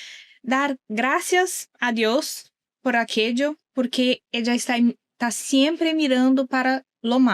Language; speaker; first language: Spanish; non-native, learner; Portuguese